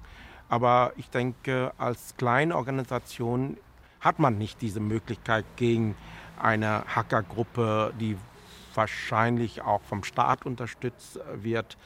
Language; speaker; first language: German; non-native, fluent; Vietnamese